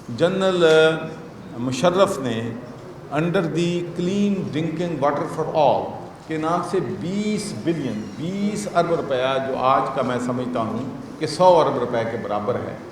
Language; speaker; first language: Urdu; non-native, local second language; Punjabi